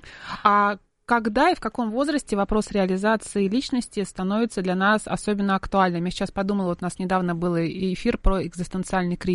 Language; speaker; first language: Russian; native; Russian